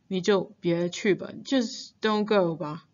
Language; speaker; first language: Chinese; non-native, fluent; English